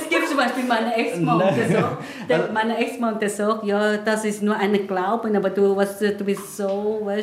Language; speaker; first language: German; non-native, learner; Vietnamese